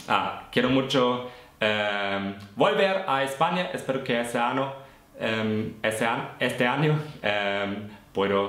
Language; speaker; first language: English; non-native, fluent; German